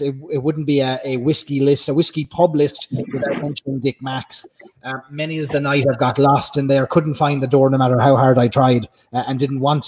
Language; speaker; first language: English; native; English